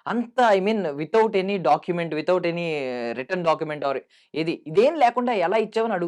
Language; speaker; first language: Telugu; native; Telugu